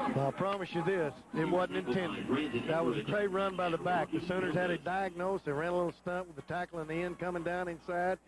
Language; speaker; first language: English; native; English